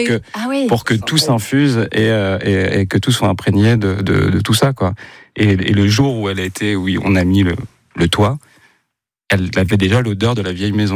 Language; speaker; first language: French; native; French